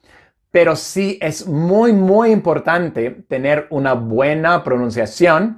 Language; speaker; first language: Spanish; non-native, fluent; English